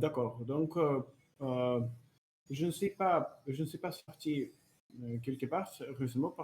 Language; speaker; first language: French; non-native, learner; Russian